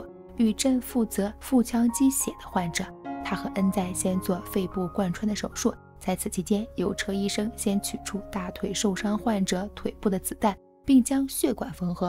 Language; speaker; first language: Chinese; native; Chinese